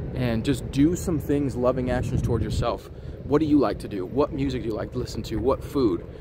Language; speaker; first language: English; native; English